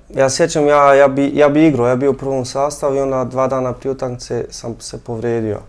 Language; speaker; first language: Serbian; early bilingual, heritage; Serbian